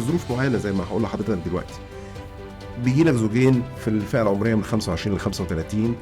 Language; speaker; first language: Arabic; native; Arabic